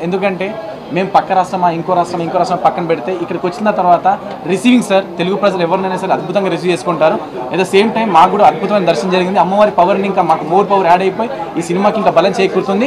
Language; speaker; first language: Telugu; native; Telugu